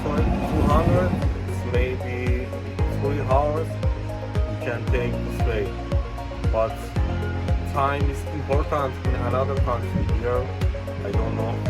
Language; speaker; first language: English; non-native, learner; Persian